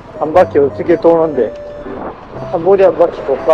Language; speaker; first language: Korean; native; Korean